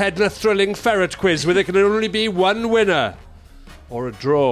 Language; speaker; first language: English; native; English